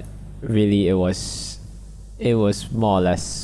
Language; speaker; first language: English; non-native, local second language; Chinese